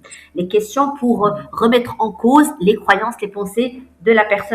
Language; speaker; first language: French; non-native, local second language; Arabic